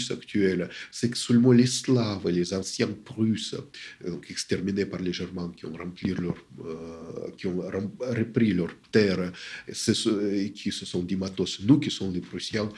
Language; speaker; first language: French; non-native, fluent; Russian